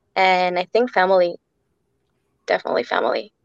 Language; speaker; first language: English; non-native, fluent; Hebrew